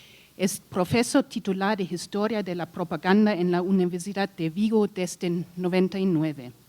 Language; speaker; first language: Spanish; non-native, learner; German